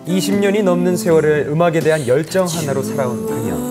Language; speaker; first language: Korean; native; Korean